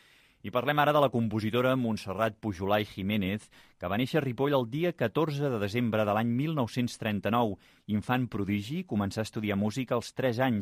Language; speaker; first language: Catalan; native; Catalan